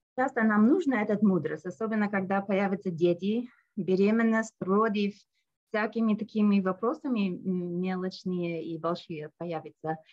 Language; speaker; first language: Russian; non-native, fluent; English